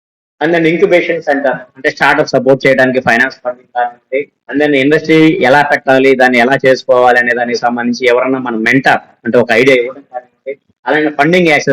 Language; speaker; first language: Telugu; native; Telugu